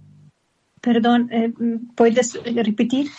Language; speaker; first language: Spanish; non-native, learner; Persian